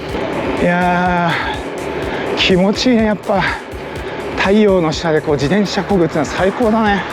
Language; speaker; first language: Japanese; native; Japanese